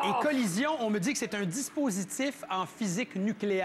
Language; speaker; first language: French; native; French